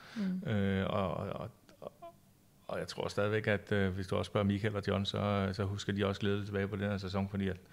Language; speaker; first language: Danish; native; Danish